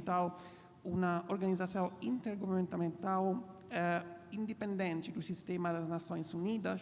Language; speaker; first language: Portuguese; non-native, fluent; Italian